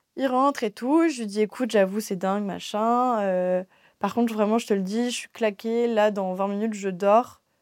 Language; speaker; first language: French; native; French